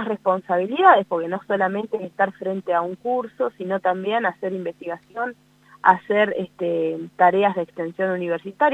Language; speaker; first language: Spanish; native; Spanish